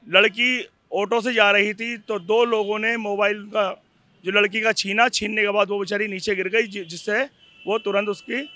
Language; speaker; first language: Hindi; native; Hindi